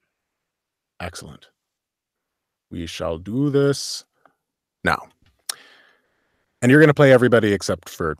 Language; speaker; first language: English; native; English